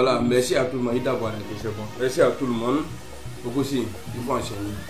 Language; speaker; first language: French; native; French